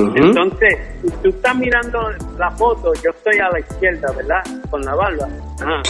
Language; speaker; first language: Spanish; early bilingual, heritage; Spanish